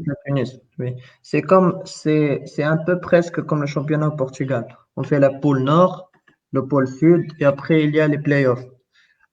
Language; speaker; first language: French; non-native, local second language; Arabic